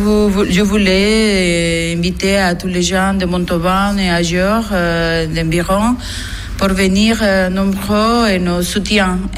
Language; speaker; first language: French; non-native, learner; Spanish